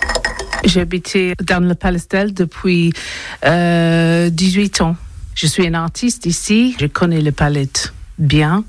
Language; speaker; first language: French; non-native, learner; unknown